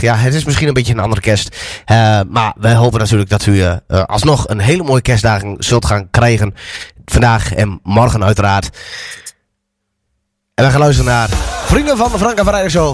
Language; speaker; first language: Dutch; native; Dutch